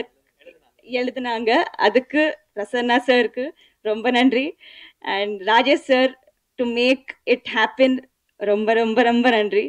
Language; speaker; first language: Tamil; non-native, learner; Telugu